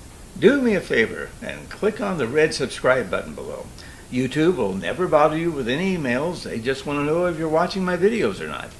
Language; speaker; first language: English; native; English